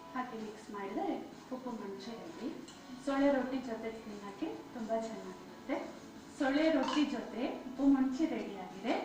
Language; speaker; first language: Kannada; native; Kannada